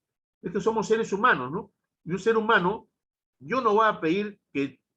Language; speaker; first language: Spanish; native; Spanish